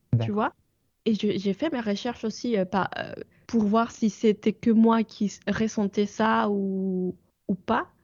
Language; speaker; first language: French; non-native, fluent; Spanish